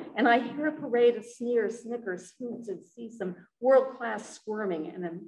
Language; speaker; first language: English; native; English